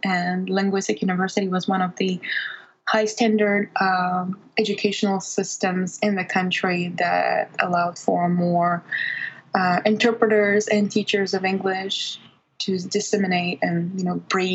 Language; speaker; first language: English; non-native, fluent; Russian